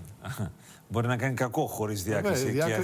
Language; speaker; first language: Greek; native; Greek